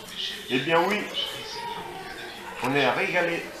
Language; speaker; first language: French; non-native, fluent; Italian